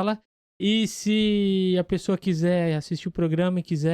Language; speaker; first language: Portuguese; native; Portuguese